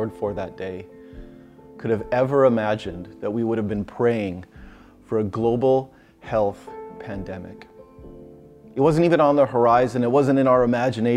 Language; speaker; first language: English; native; English